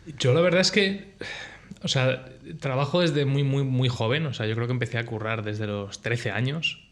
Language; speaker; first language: Spanish; early bilingual, heritage; Spanish